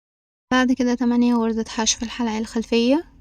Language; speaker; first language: Arabic; native; Arabic